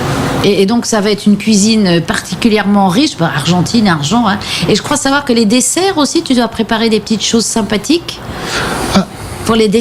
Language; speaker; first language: French; native; French